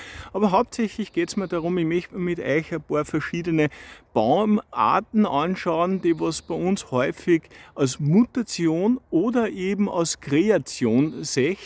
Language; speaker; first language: German; native; German